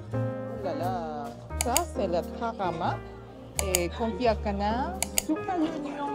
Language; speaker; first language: French; non-native, learner; English